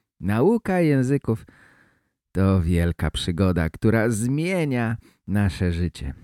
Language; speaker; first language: Polish; native; Polish